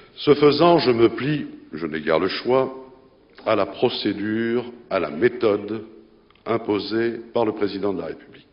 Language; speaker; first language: French; native; French